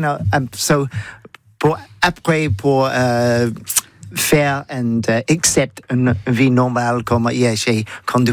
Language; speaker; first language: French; non-native, learner; English